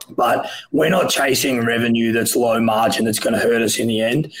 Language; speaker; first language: English; native; English